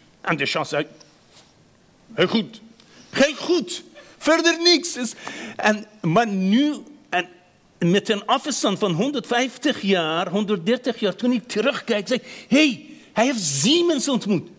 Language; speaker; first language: Dutch; non-native, fluent; Persian